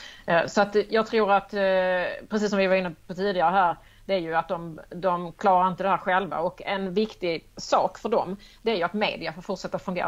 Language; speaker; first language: Swedish; native; Swedish